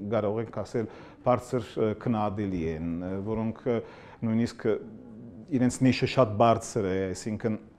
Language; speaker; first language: Armenian; early bilingual, heritage; Armenian